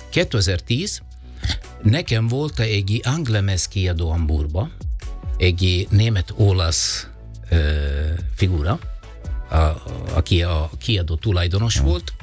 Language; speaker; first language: Hungarian; non-native, fluent; Italian